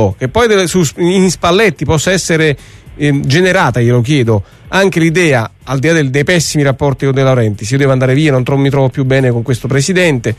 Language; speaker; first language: Italian; native; Italian